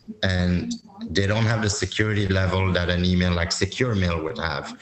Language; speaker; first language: English; non-native, fluent; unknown